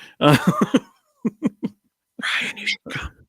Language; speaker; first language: English; native; English